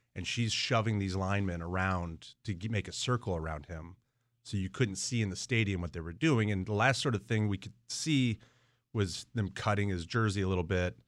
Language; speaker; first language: English; native; English